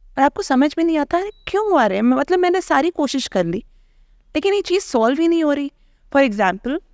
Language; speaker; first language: Hindi; native; Hindi